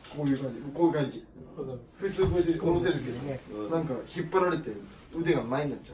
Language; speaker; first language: Japanese; native; Japanese